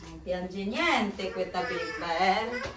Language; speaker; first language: Italian; non-native, learner; Filipino